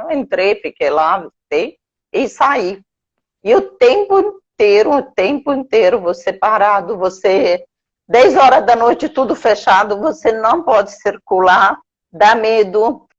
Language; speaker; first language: Portuguese; non-native, fluent; Arabic